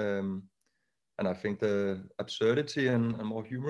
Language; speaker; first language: English; non-native, fluent; Danish